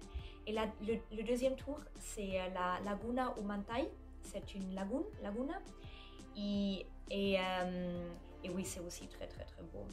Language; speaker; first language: French; non-native, fluent; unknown